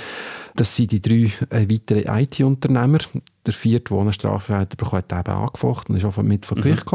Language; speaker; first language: German; native; German